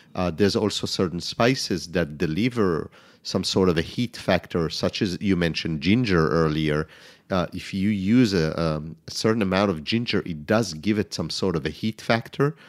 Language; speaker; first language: English; non-native, fluent; Hebrew